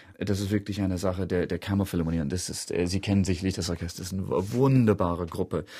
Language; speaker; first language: German; non-native, fluent; English